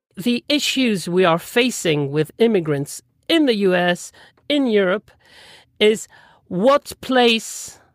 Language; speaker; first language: English; non-native, fluent; French